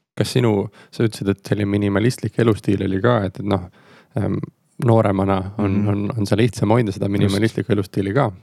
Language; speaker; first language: Estonian; native; Estonian